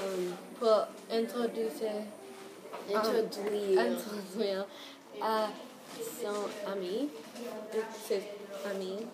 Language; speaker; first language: French; non-native, learner; English